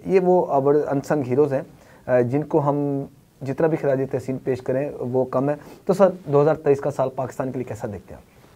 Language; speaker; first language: Urdu; native; Urdu